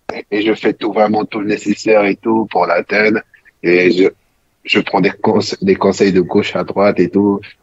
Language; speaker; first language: French; non-native, local second language; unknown